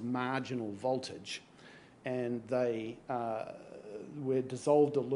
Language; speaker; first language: English; native; English